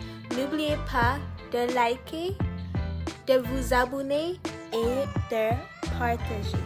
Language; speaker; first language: French; non-native, learner; English